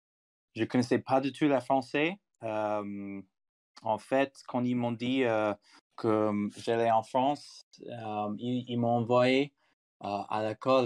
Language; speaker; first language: French; non-native, fluent; English